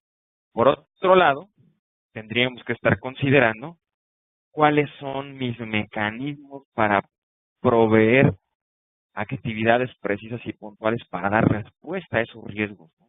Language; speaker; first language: Spanish; native; Spanish